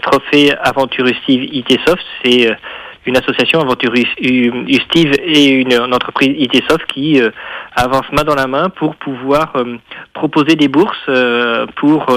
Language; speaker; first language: French; native; French